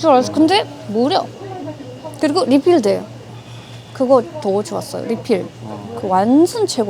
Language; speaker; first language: Korean; non-native, learner; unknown